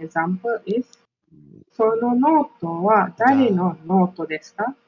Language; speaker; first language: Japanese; non-native, learner; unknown